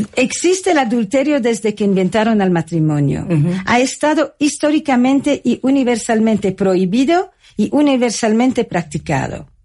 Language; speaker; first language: Spanish; non-native, fluent; French